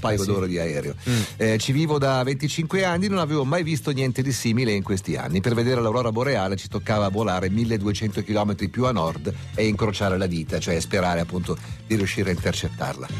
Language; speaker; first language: Italian; native; Italian